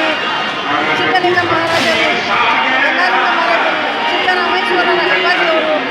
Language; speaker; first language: Kannada; native; Kannada